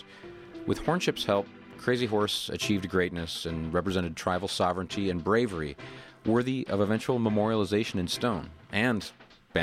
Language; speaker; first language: English; native; English